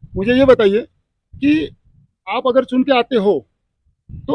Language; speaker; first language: Hindi; non-native, local second language; Marathi